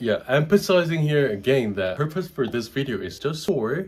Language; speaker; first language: English; non-native, fluent; Korean